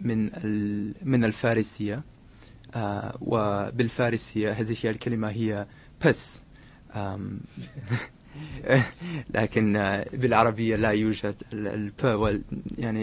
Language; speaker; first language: Arabic; non-native, fluent; English